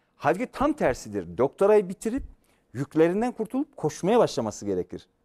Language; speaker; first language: Turkish; native; Turkish